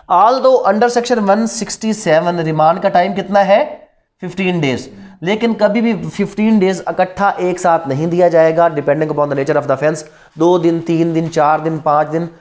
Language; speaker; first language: Urdu; non-native, local second language; Punjabi